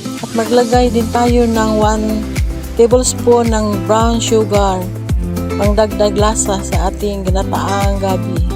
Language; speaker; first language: Filipino; non-native, local second language; Cebuano